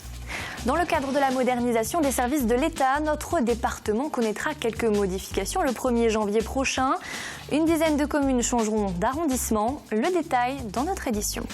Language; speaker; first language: French; native; French